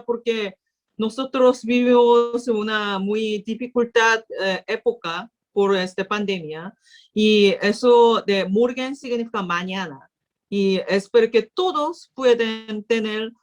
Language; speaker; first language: Spanish; non-native, learner; Korean